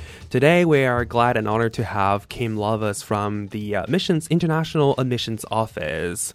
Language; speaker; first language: English; non-native, fluent; Chinese